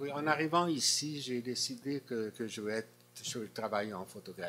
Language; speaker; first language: French; non-native, fluent; Hungarian